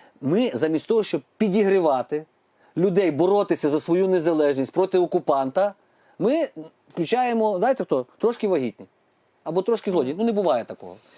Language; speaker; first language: Ukrainian; native; Ukrainian